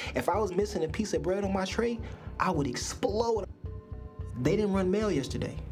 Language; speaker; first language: English; native; English